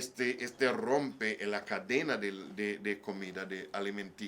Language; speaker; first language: Spanish; non-native, learner; English